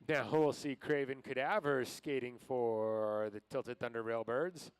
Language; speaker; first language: English; native; English